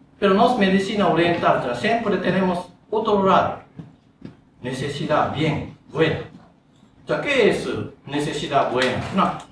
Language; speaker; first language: Spanish; non-native, learner; Japanese